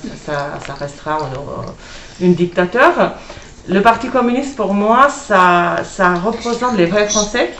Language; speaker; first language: French; non-native, fluent; Albanian